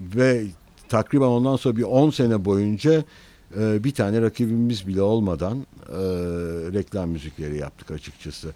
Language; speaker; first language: Turkish; native; Turkish